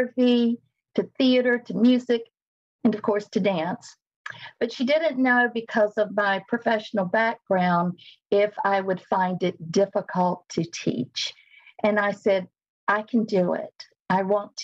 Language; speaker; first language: English; native; English